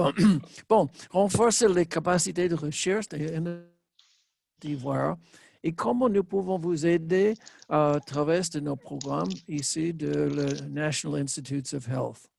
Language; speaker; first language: French; non-native, learner; English